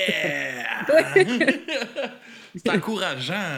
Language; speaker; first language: French; native; French